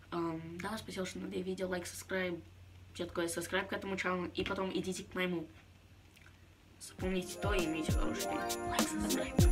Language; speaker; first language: Russian; early bilingual, heritage; Russian